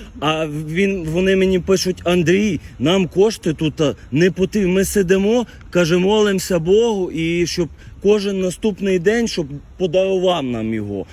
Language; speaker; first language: Ukrainian; native; Ukrainian